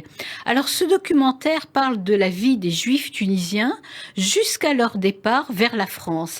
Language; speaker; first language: French; native; French